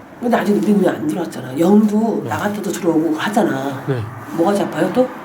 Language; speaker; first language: Korean; native; Korean